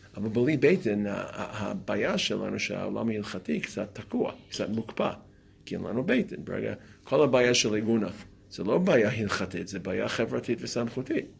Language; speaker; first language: Hebrew; non-native, fluent; English